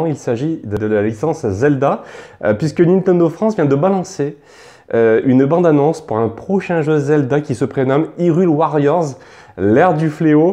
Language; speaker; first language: French; native; French